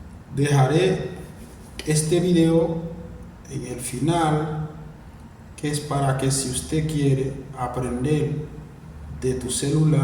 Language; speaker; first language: Spanish; non-native, fluent; Haitian Creole